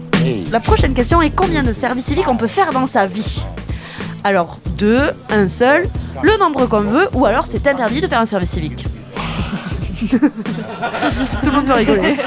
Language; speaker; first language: French; native; French